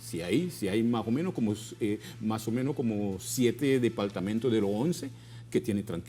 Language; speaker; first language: Spanish; non-native, fluent; Haitian Creole